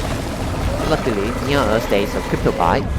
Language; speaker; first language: English; non-native, learner; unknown